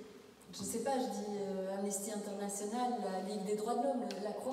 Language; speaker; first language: French; native; French